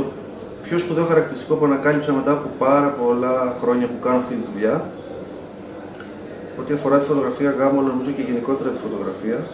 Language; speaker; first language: Greek; native; Greek